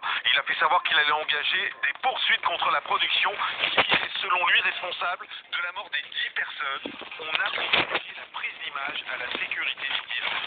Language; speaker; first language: French; native; French